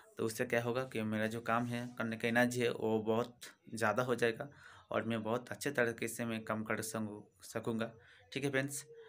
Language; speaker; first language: Hindi; non-native, local second language; Bangla